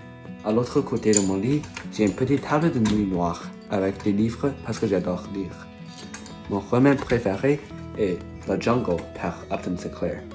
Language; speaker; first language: French; non-native, learner; English